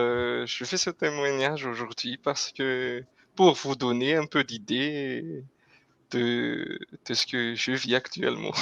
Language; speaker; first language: French; non-native, local second language; Malagasy